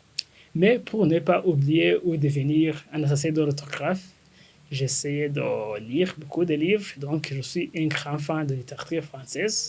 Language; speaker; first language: French; non-native, local second language; Kinyarwanda